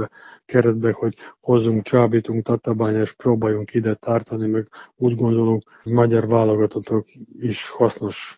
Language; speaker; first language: Hungarian; non-native, fluent; Serbian